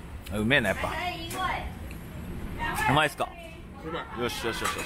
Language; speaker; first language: Japanese; native; Japanese